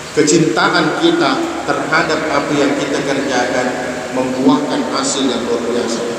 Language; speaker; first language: Malay; non-native, local second language; Buginese